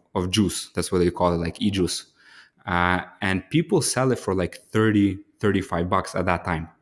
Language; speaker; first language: English; early bilingual, other home language; Ukrainian